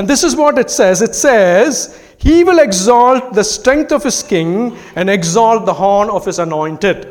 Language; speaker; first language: English; non-native, local second language; Tamil